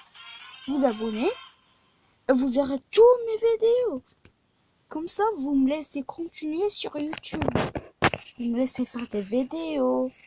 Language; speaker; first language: French; non-native, learner; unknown